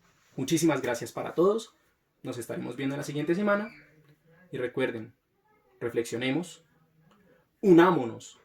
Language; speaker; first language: Spanish; native; Spanish